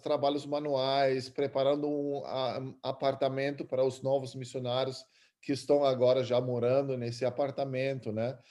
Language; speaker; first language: Portuguese; early bilingual, other home language; German